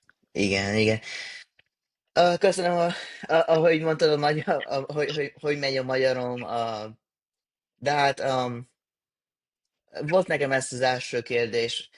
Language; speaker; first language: Hungarian; early bilingual, heritage; English